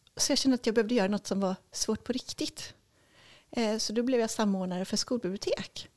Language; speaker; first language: Swedish; native; Swedish